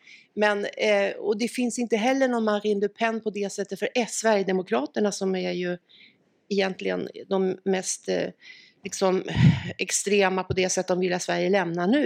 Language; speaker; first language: Swedish; native; Swedish